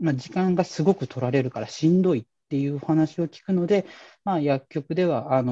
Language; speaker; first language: Japanese; native; Japanese